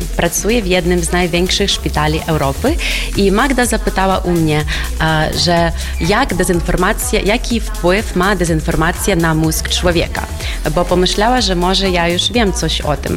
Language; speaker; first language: Polish; non-native, fluent; Ukrainian